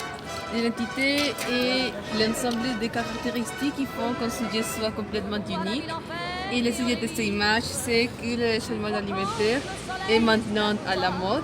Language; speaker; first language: French; non-native, learner; Spanish